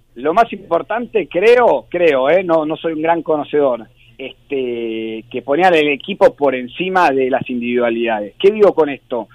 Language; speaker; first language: Spanish; native; Spanish